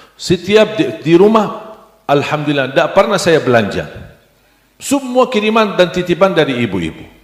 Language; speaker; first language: Indonesian; non-native, fluent; Arabic